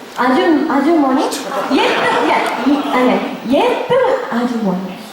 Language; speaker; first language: Korean; non-native, learner; Japanese